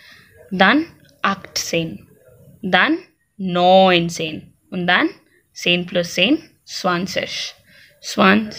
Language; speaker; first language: German; non-native, fluent; Hindi